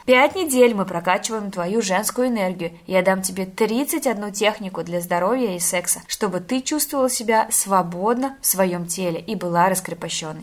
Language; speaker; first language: Russian; native; Russian